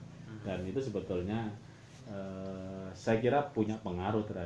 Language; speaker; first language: Indonesian; native; Indonesian